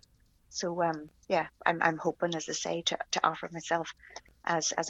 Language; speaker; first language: English; native; English